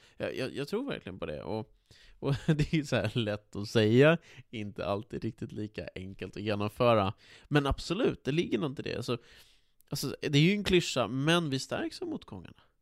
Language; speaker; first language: Swedish; native; Swedish